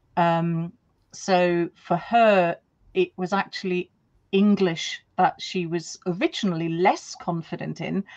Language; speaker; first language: English; non-native, fluent; German